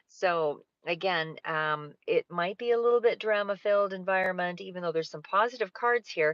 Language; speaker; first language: English; native; English